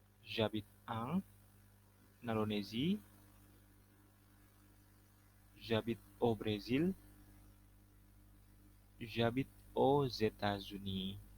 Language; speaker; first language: French; non-native, fluent; Indonesian